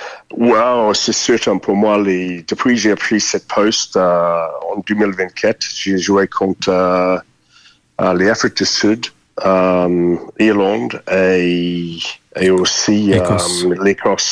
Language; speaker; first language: French; non-native, fluent; English